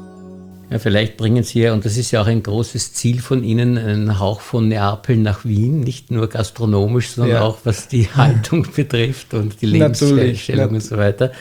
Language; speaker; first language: German; native; German